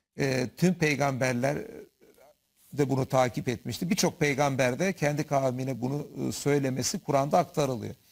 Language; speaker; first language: Turkish; native; Turkish